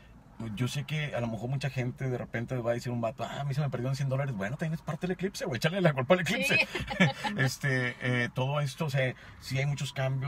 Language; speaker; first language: Spanish; native; Spanish